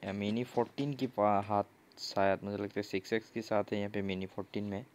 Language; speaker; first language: Hindi; non-native, local second language; Assamese